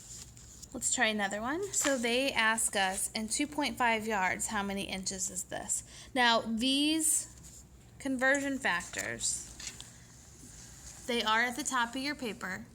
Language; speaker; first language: English; native; English